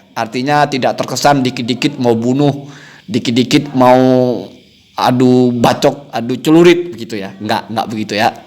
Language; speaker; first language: Indonesian; non-native, local second language; Madurese